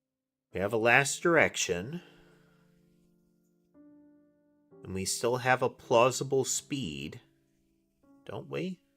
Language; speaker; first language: English; native; English